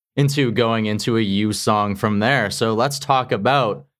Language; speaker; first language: English; native; English